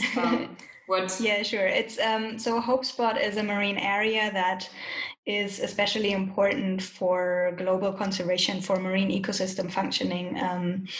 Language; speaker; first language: English; non-native, fluent; German